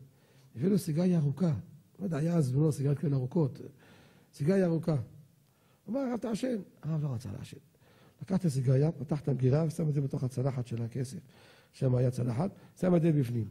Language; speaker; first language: Hebrew; native; Hebrew